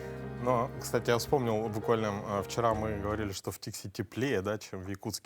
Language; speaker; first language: Russian; native; Russian